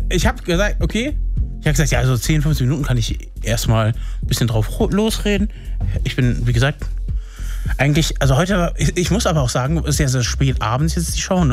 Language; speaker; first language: German; native; German